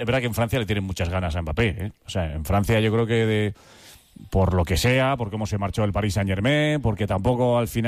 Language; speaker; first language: Spanish; native; Spanish